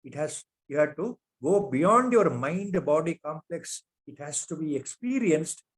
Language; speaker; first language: English; non-native, local second language; Kannada